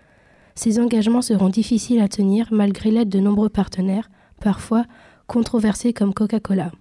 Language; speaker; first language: French; native; French